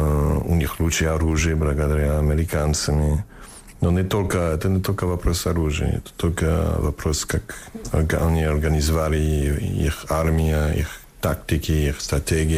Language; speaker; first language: Russian; non-native, fluent; English